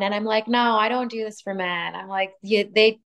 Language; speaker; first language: English; native; English